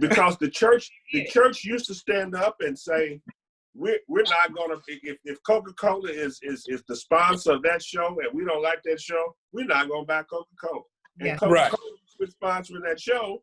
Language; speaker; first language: English; native; English